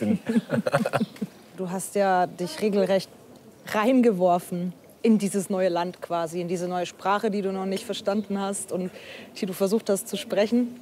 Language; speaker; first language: German; native; German